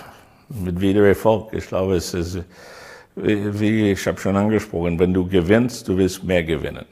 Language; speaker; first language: German; non-native, learner; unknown